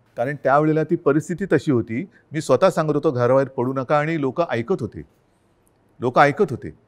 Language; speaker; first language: Marathi; native; Marathi